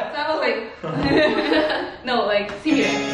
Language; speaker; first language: English; non-native, fluent; Japanese